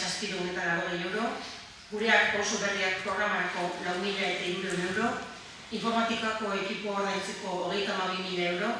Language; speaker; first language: Basque; native; Basque